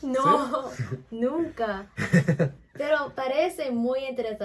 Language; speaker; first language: Spanish; non-native, learner; English